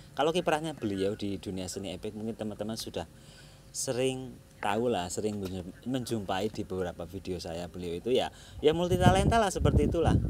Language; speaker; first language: Indonesian; non-native, local second language; Javanese